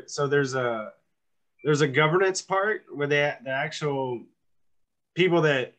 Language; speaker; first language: English; native; English